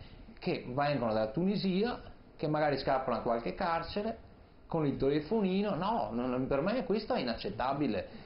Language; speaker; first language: Italian; native; Italian